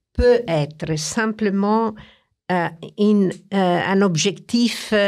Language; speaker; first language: French; non-native, fluent; Italian